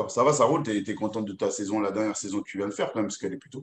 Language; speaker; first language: French; native; French